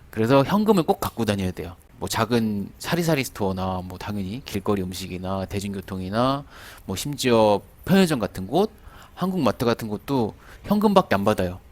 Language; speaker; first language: Korean; native; Korean